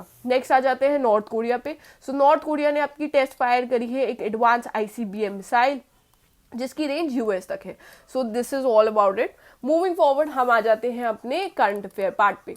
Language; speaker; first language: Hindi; native; Hindi